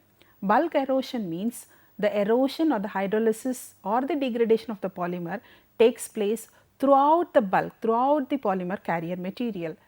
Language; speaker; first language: English; non-native, local second language; Tamil